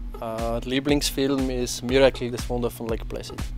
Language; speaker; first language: German; native; German